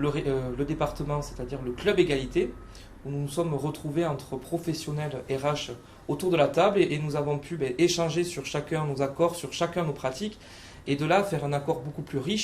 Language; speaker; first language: French; native; French